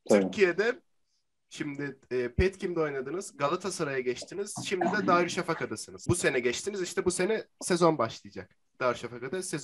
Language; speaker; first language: Turkish; native; Turkish